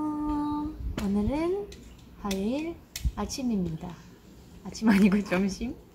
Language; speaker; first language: Korean; non-native, fluent; Russian